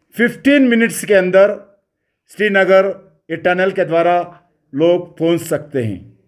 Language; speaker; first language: Hindi; non-native, local second language; Telugu